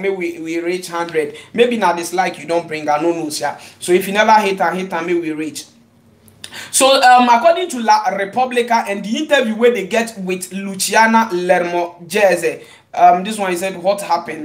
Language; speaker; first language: English; non-native, local second language; Igbo